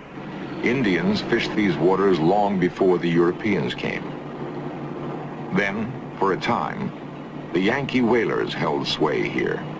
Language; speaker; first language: English; native; English